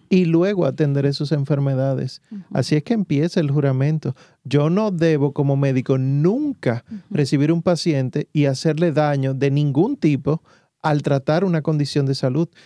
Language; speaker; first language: Spanish; native; Spanish